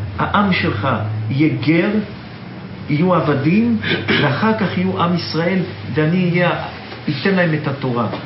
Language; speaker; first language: Hebrew; native; Hebrew